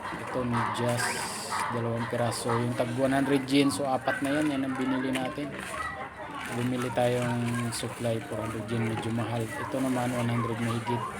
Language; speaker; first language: Filipino; native; Filipino